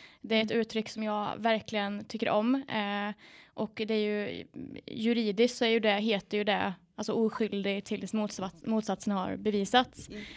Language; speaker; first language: Swedish; native; Swedish